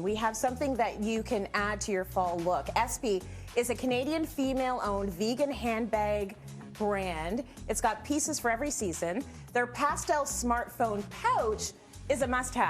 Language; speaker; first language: English; native; English